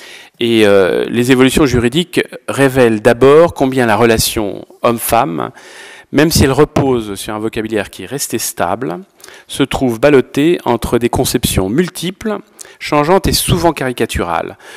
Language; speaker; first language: French; native; French